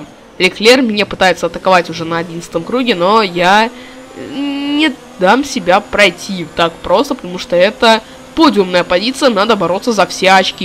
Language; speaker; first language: Russian; native; Russian